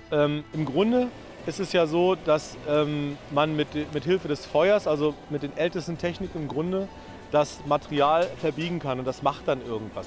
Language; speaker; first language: German; native; German